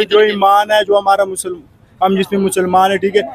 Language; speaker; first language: Urdu; native; Urdu